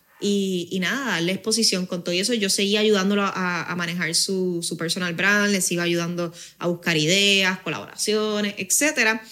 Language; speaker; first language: Spanish; native; Spanish